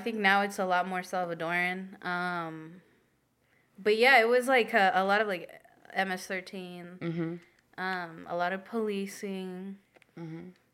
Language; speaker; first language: English; native; English